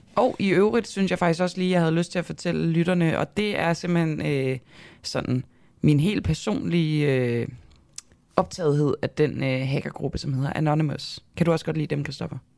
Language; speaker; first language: Danish; native; Danish